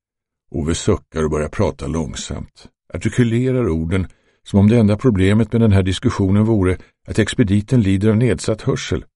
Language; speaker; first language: Swedish; native; Swedish